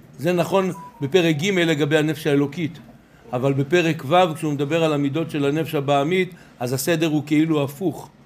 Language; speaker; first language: Hebrew; native; Hebrew